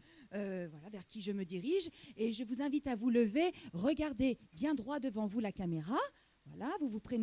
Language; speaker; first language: French; native; French